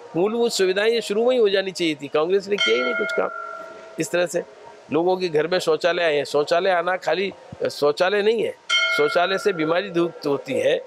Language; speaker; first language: Hindi; native; Hindi